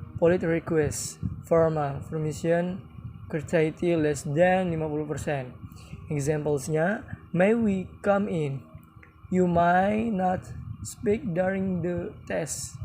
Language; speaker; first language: English; non-native, learner; Indonesian